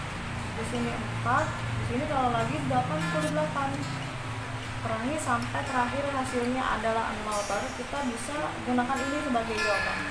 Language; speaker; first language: Indonesian; native; Indonesian